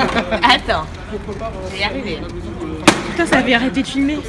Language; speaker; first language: French; native; French